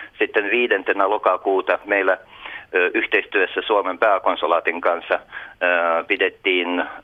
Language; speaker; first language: Finnish; early bilingual, heritage; Russian